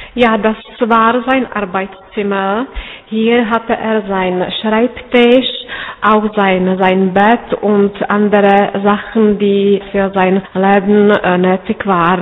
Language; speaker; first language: German; non-native, fluent; Czech